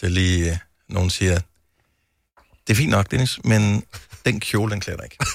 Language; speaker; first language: Danish; native; Danish